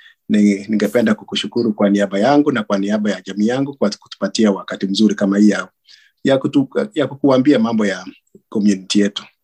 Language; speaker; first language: Swahili; non-native, local second language; Kalenjin